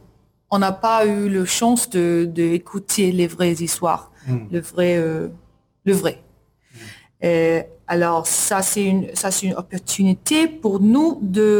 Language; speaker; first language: French; non-native, learner; English